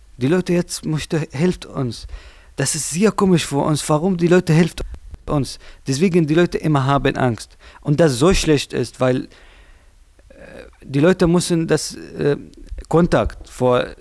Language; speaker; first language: German; non-native, learner; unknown